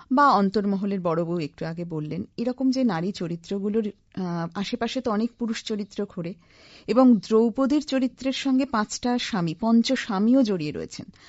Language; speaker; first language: Bangla; native; Bangla